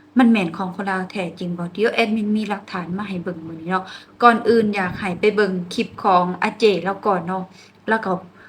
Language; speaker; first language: Thai; native; Thai